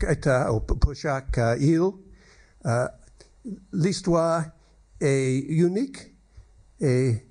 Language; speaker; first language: French; non-native, learner; English